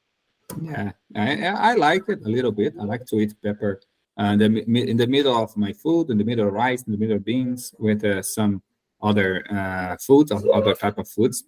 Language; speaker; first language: English; non-native, learner; Portuguese